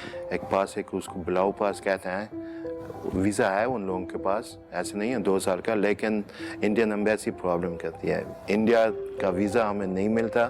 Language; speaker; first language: Hindi; non-native, fluent; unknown